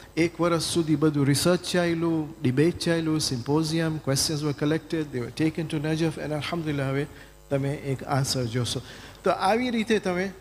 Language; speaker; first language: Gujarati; early bilingual, heritage; Gujarati